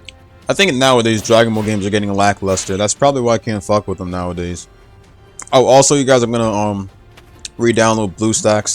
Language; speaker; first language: English; native; English